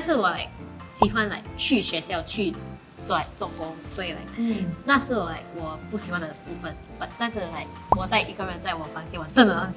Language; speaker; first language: Chinese; non-native, local second language; English